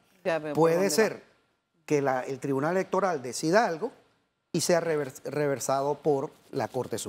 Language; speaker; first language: Spanish; native; Spanish